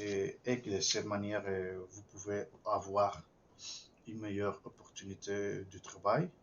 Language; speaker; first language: French; non-native, fluent; Spanish